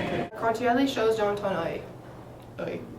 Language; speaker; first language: French; non-native, fluent; English